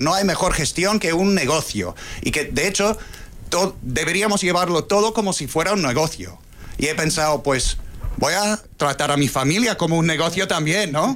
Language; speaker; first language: Spanish; non-native, fluent; English